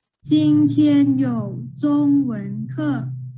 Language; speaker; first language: Chinese; non-native, fluent; Thai